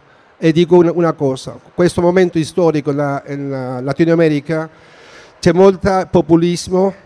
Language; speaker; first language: Italian; non-native, fluent; Spanish